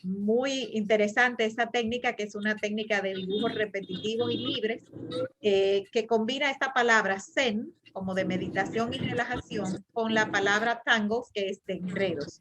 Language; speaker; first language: Spanish; native; Spanish